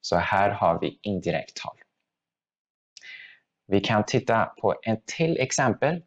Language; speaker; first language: Swedish; non-native, fluent; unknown